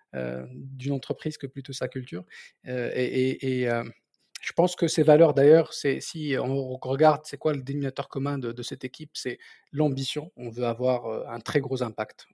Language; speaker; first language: French; non-native, local second language; Berber languages